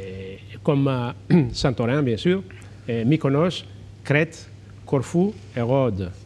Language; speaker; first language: French; non-native, fluent; Greek